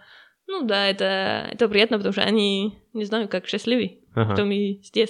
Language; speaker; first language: Russian; non-native, learner; French